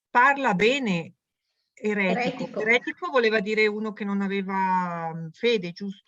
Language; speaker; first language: Italian; native; Italian